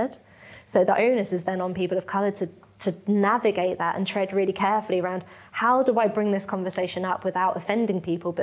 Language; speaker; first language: English; native; English